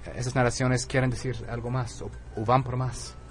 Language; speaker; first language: Spanish; non-native, fluent; English